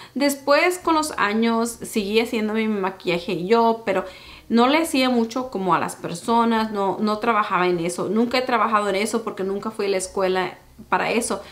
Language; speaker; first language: Spanish; early bilingual, heritage; Spanish